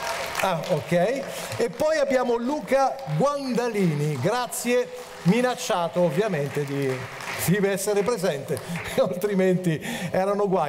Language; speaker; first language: Italian; native; Italian